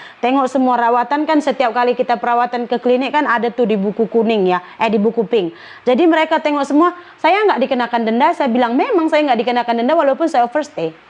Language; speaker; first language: Indonesian; native; Indonesian